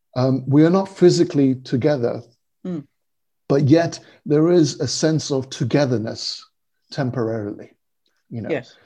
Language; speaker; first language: English; native; English